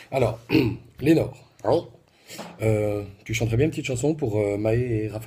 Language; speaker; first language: French; native; French